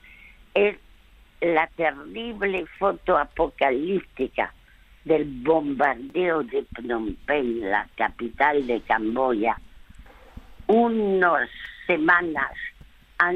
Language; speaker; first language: Spanish; early bilingual, other home language; French